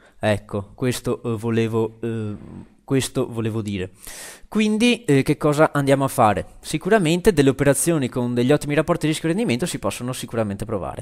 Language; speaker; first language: Italian; native; Italian